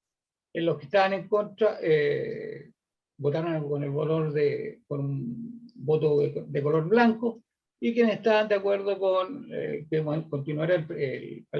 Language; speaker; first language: Spanish; native; Spanish